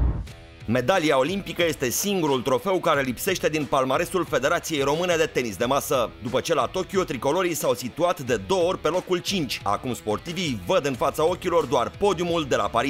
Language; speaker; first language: Romanian; native; Romanian